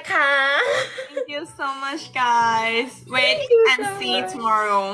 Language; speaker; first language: English; non-native, learner; Thai